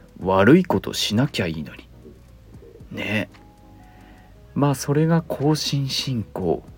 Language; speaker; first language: Japanese; native; Japanese